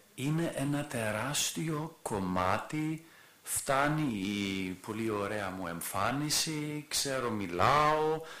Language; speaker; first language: Greek; non-native, fluent; German